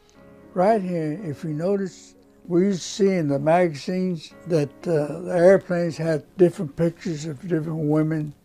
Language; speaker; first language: English; non-native, local second language; Spanish